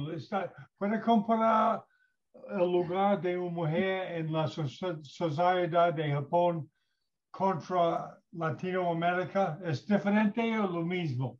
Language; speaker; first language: Spanish; non-native, learner; English